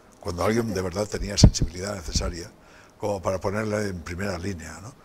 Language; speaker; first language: Spanish; native; Spanish